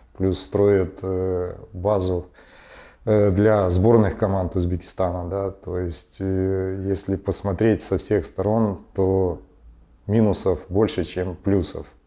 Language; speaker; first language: Russian; native; Russian